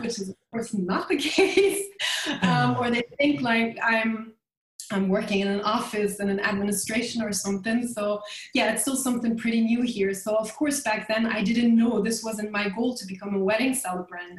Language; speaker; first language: English; non-native, fluent; German